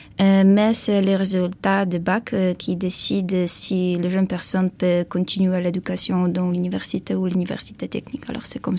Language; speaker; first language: French; non-native, learner; Polish